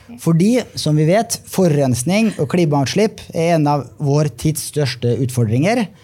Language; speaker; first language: Norwegian; native; Norwegian